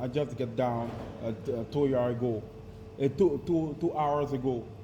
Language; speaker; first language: English; non-native, learner; French